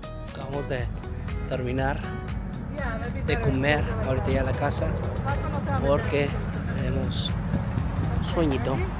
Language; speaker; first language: Spanish; early bilingual, heritage; Spanish